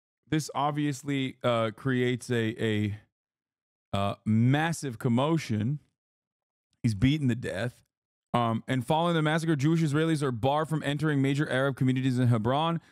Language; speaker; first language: English; early bilingual, other home language; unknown